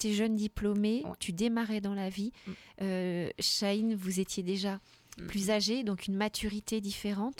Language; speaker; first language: French; native; French